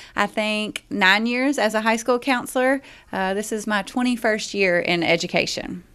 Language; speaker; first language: English; native; English